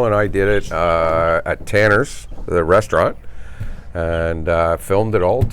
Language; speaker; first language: English; native; English